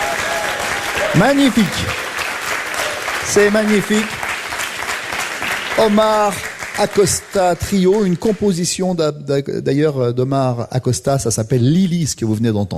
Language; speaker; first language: French; native; French